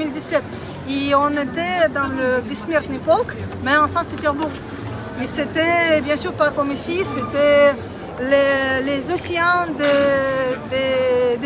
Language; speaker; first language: French; non-native, learner; Russian